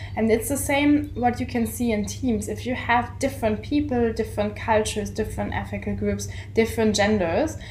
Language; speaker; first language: English; non-native, fluent; German